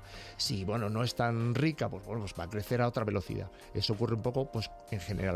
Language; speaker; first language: Spanish; native; Spanish